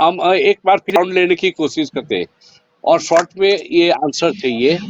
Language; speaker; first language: Hindi; non-native, local second language; Gujarati